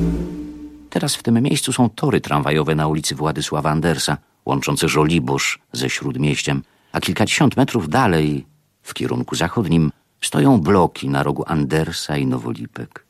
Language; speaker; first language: Polish; native; Polish